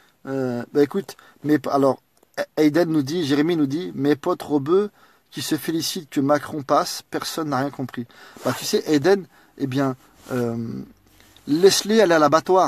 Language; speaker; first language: French; native; French